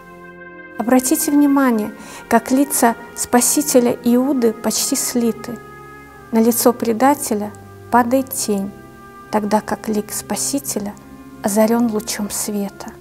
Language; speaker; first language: Russian; native; Russian